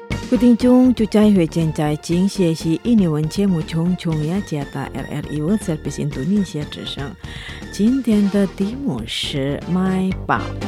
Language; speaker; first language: Chinese; non-native, fluent; Indonesian